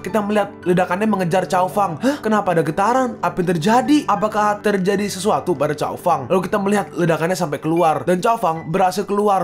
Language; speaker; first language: Indonesian; native; Indonesian